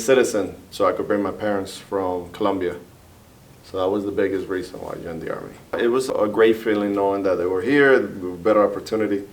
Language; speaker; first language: English; early bilingual, other home language; Spanish